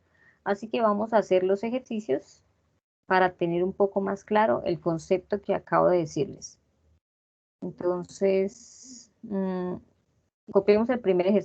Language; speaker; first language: Spanish; native; Spanish